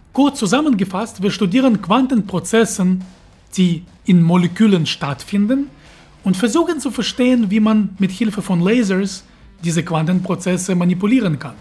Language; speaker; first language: German; non-native, fluent; Russian